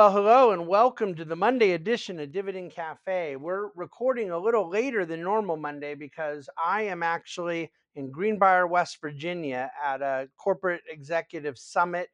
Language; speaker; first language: English; native; English